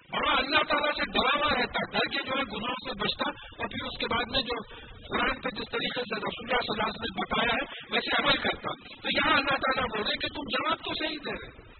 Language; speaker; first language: Urdu; native; Urdu